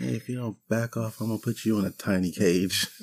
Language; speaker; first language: English; native; English